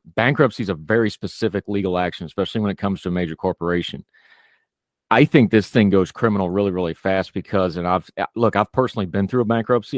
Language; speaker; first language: English; native; English